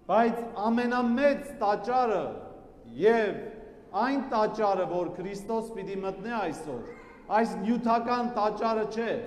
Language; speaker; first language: Armenian; native; Armenian